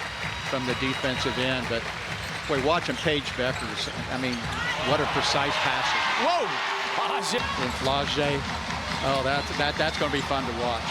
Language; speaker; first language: English; native; English